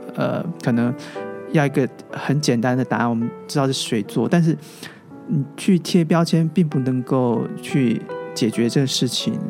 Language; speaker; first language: Chinese; native; Chinese